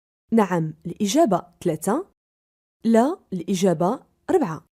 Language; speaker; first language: Arabic; native; Arabic